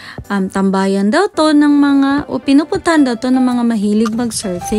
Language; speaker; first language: Filipino; native; Filipino